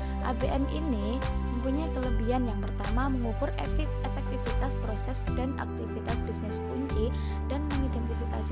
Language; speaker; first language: Indonesian; native; Indonesian